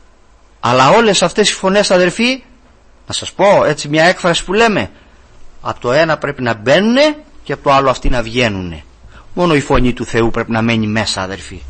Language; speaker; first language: Greek; native; Greek